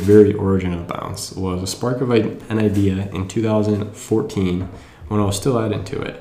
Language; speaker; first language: English; native; English